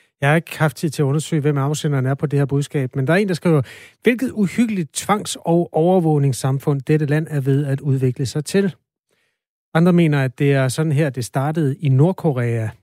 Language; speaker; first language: Danish; native; Danish